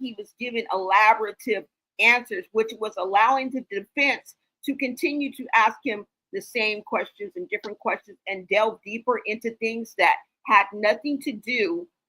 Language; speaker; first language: English; native; English